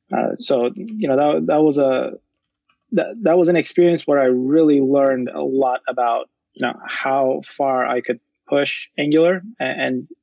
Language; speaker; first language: English; non-native, fluent; Turkish